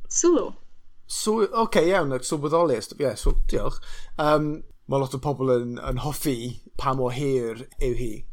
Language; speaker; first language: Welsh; non-native, local second language; English